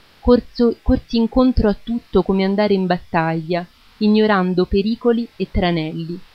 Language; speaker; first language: Italian; early bilingual, other home language; German